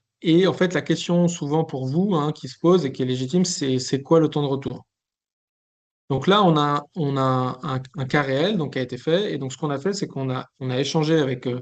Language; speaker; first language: French; native; French